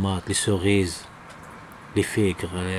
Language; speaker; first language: French; non-native, learner; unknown